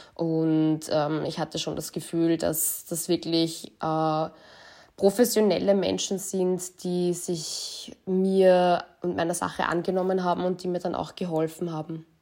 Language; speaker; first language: German; native; German